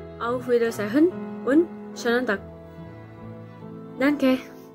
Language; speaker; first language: German; non-native, learner; Indonesian